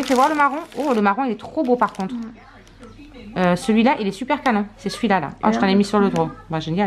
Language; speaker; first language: French; native; French